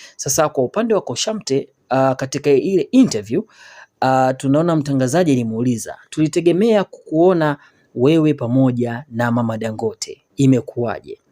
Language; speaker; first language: Swahili; native; Swahili